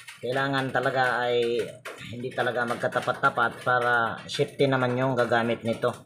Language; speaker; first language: Filipino; native; Filipino